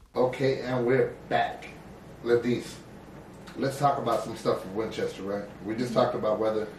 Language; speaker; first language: English; early bilingual, other home language; Spanish